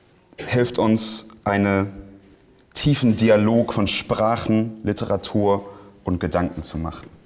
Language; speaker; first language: German; non-native, fluent; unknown